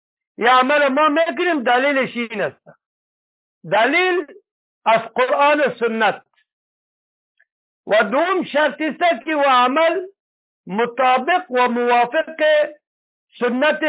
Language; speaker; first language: Persian; native; Persian